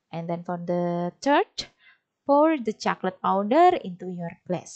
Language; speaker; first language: English; non-native, fluent; Indonesian